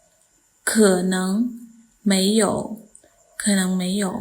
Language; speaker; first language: Chinese; non-native, fluent; Khmer